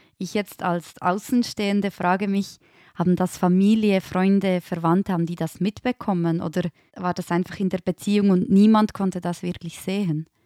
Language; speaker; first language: German; native; German